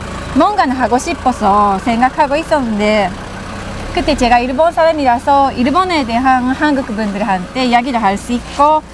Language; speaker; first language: Korean; non-native, fluent; Japanese